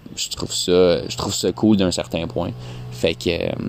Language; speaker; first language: French; native; French